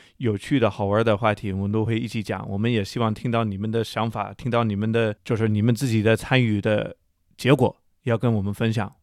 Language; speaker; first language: Chinese; non-native, fluent; English